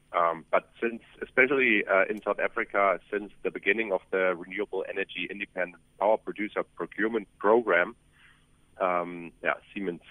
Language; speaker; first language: English; non-native, fluent; German